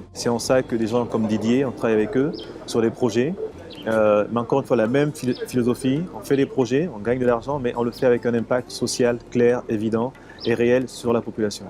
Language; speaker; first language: French; early bilingual, other home language; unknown